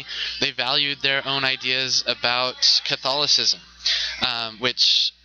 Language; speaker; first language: English; native; English